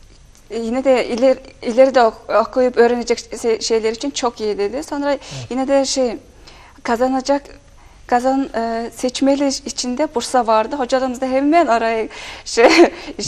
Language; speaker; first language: Turkish; non-native, fluent; Mongolian